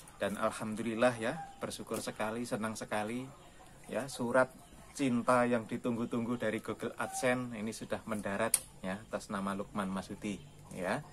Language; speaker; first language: Indonesian; native; Indonesian